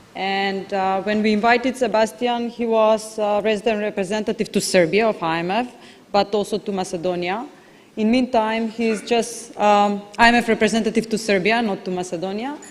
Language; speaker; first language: English; non-native, fluent; Macedonian